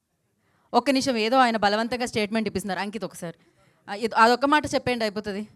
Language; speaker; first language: Telugu; native; Telugu